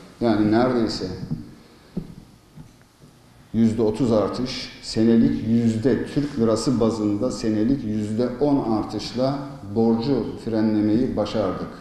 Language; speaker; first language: Turkish; native; Turkish